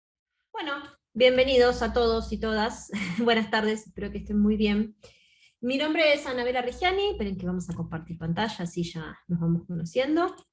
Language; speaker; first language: Spanish; native; Spanish